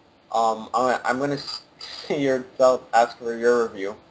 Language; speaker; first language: English; native; English